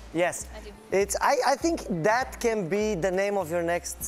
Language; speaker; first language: English; non-native, fluent; Romanian